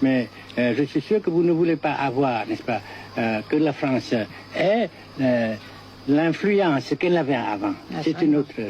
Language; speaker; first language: French; non-native, fluent; Vietnamese